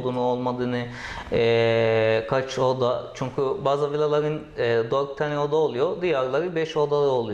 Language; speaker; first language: Turkish; non-native, learner; Arabic